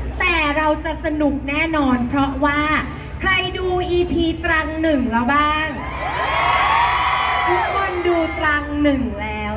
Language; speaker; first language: Thai; native; Thai